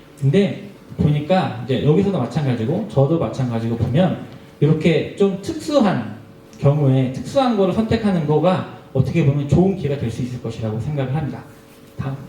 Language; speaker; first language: Korean; native; Korean